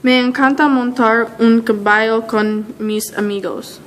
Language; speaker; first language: Spanish; non-native, learner; English